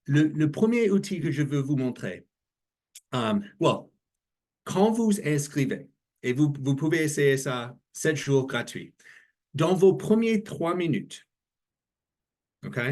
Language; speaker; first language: French; non-native, learner; English